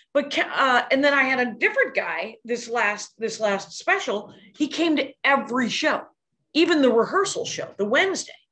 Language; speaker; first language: English; native; English